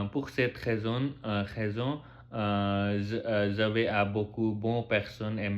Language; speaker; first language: French; non-native, learner; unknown